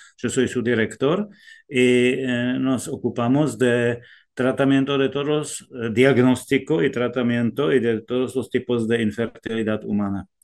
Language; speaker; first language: Spanish; non-native, fluent; Czech